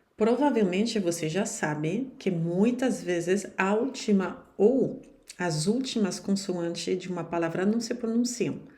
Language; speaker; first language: Portuguese; non-native, fluent; French